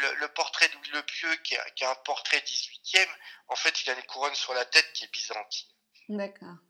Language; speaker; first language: French; native; French